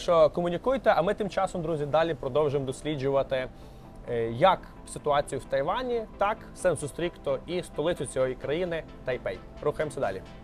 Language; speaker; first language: Ukrainian; native; Ukrainian